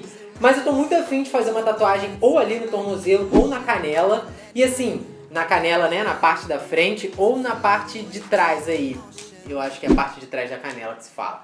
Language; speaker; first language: Portuguese; native; Portuguese